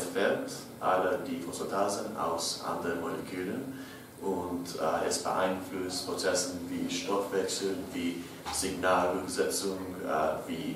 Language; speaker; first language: German; non-native, learner; English